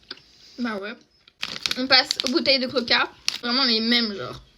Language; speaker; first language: French; native; French